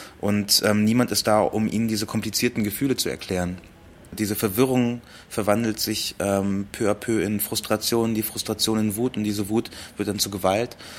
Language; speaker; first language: German; early bilingual, other home language; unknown